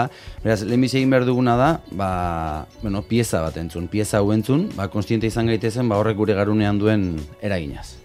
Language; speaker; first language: Basque; native; Basque